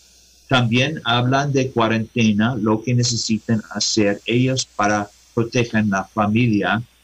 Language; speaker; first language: Spanish; non-native, learner; English